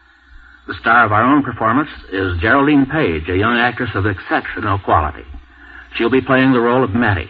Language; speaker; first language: English; native; English